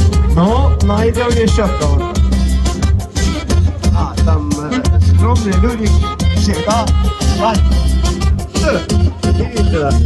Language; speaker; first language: Russian; non-native, fluent; Estonian